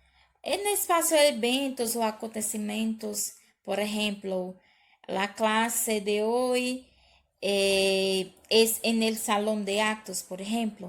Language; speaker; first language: Spanish; non-native, learner; Portuguese